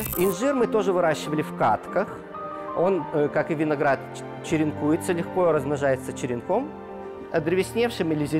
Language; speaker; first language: Russian; native; Russian